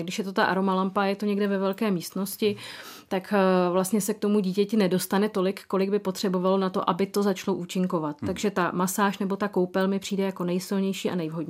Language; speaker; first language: Czech; native; Czech